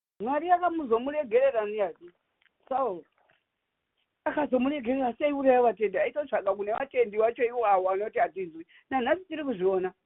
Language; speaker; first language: Shona; non-native, local second language; North Ndebele